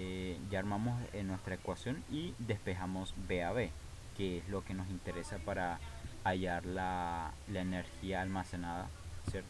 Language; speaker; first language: Spanish; native; Spanish